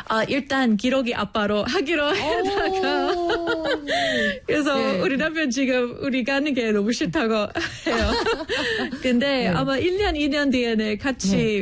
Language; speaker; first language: Korean; non-native, fluent; English